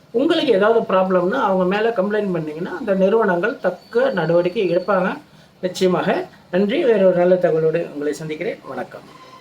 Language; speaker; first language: Tamil; native; Tamil